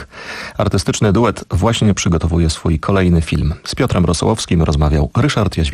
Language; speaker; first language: Polish; native; Polish